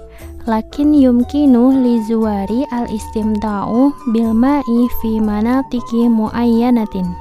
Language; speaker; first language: Arabic; non-native, fluent; Indonesian